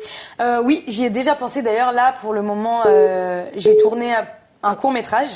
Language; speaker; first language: French; native; French